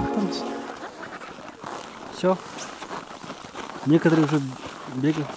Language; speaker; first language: Russian; non-native, local second language; Yakut